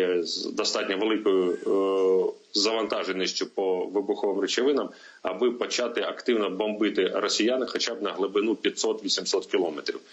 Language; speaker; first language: Ukrainian; native; Ukrainian